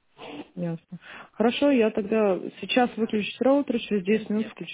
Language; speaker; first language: Russian; native; Russian